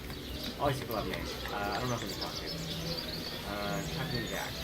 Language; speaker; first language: English; native; English